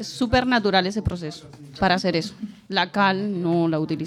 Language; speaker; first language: Spanish; native; Spanish